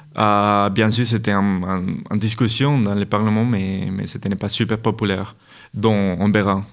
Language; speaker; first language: French; non-native, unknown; Spanish